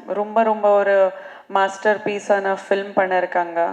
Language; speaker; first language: Tamil; non-native, learner; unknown